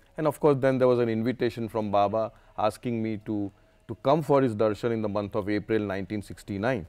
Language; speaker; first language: English; non-native, local second language; Gujarati